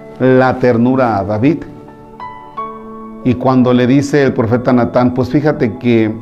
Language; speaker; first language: Spanish; native; Spanish